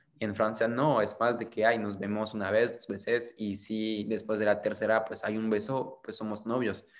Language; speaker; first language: Spanish; non-native, fluent; French